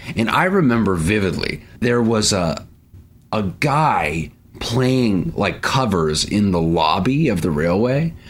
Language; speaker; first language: English; native; English